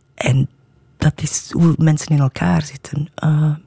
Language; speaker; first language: Dutch; native; Dutch